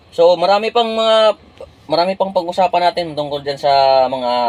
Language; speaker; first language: Filipino; non-native, local second language; Cebuano